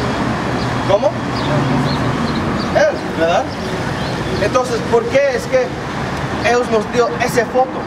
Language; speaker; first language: Spanish; non-native, fluent; English